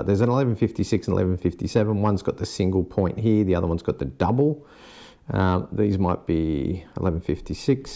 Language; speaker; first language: English; native; English